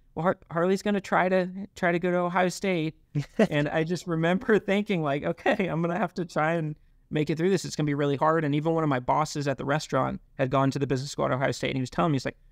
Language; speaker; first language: English; native; English